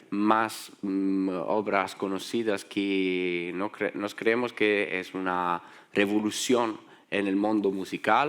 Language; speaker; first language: Spanish; non-native, fluent; Italian